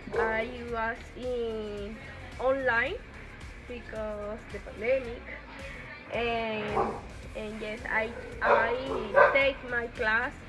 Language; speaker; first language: English; non-native, learner; Spanish